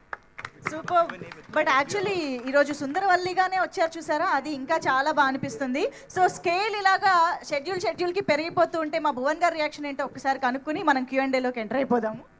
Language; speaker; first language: Telugu; native; Telugu